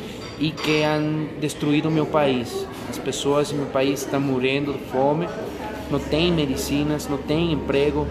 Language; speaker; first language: Portuguese; non-native, fluent; Spanish